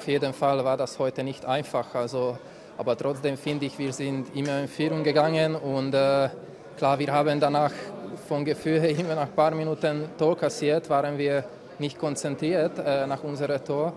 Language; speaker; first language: German; non-native, fluent; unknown